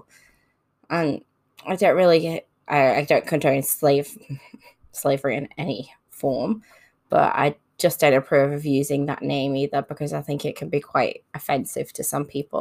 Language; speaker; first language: English; native; English